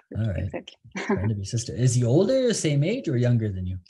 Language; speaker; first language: English; native; English